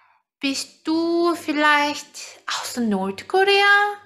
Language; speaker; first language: German; non-native, fluent; Korean